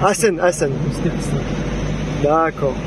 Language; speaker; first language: French; native; French